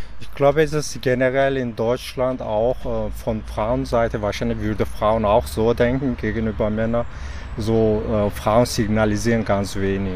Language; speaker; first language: German; non-native, learner; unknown